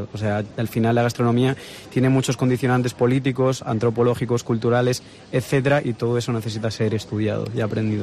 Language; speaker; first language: Spanish; native; Spanish